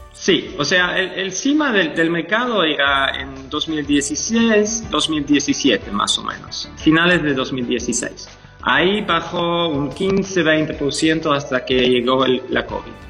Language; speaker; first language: Spanish; non-native, fluent; Dutch